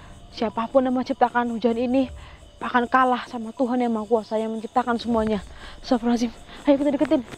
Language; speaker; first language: Indonesian; native; Indonesian